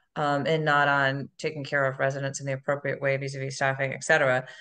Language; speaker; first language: English; native; English